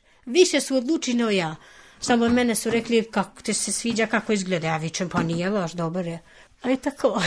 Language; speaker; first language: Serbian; non-native, fluent; Albanian